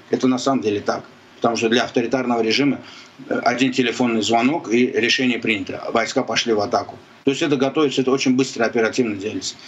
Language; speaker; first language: Russian; non-native, local second language; Azerbaijani